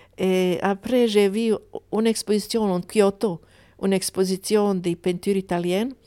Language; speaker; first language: French; non-native, fluent; Croatian